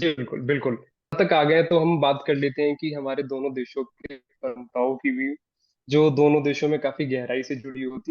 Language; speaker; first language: Hindi; native; Hindi